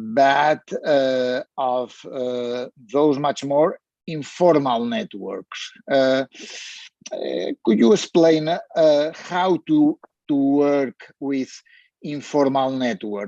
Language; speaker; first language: English; non-native, learner; Spanish